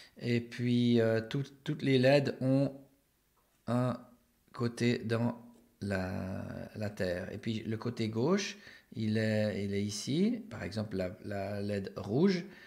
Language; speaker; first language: French; native; French